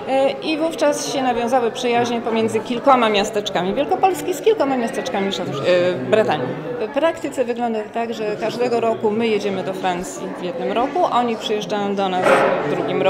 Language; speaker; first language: Polish; native; Polish